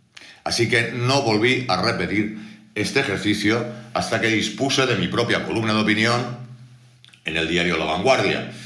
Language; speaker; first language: Spanish; native; Spanish